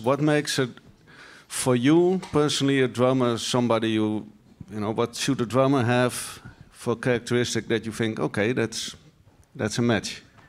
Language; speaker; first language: English; non-native, fluent; Dutch